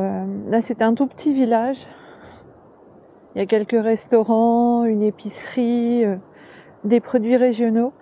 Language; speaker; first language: French; native; French